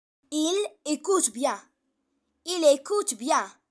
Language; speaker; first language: French; non-native, fluent; Arabic